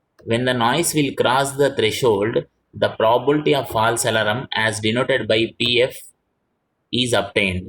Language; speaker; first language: English; non-native, local second language; Telugu